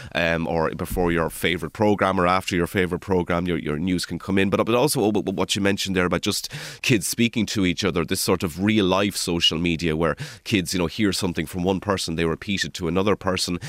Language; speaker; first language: English; native; English